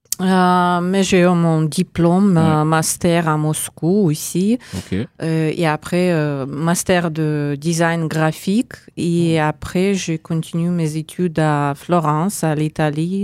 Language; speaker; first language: French; non-native, learner; Russian